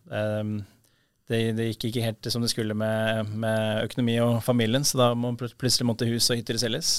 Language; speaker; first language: Norwegian; native; Norwegian